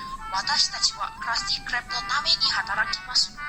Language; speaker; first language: Japanese; non-native, learner; Indonesian